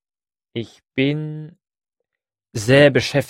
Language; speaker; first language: German; non-native, learner; French